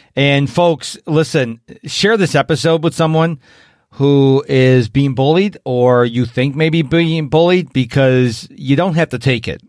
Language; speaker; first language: English; native; English